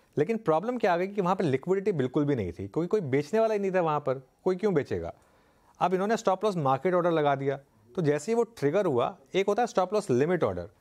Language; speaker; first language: Hindi; native; Hindi